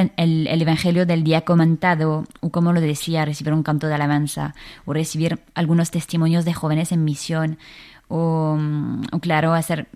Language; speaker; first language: Spanish; non-native, fluent; French